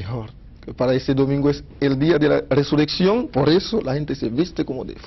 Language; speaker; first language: Spanish; non-native, fluent; Haitian Creole